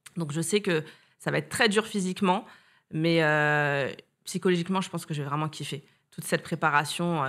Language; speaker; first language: French; native; French